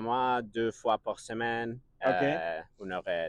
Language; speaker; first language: French; non-native, learner; Catalan